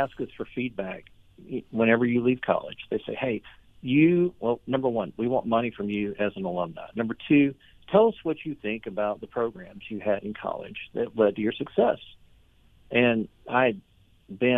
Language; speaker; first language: English; native; English